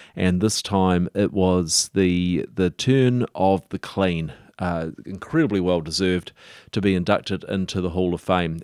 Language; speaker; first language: English; native; English